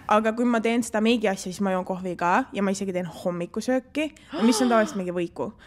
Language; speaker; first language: Estonian; native; Estonian